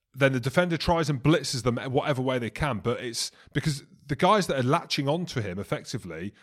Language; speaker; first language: English; native; English